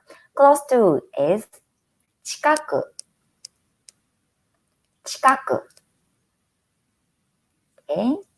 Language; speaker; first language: English; non-native, fluent; Japanese